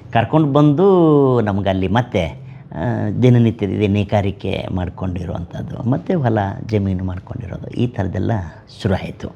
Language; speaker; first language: Kannada; native; Kannada